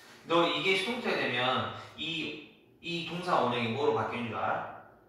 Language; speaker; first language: Korean; native; Korean